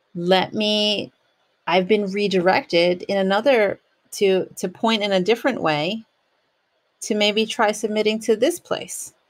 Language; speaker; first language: English; native; English